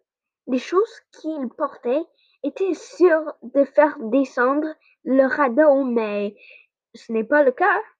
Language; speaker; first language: French; non-native, learner; English